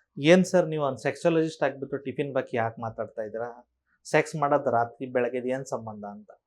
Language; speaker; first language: Kannada; native; Kannada